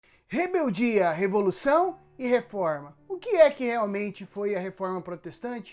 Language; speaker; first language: Portuguese; native; Portuguese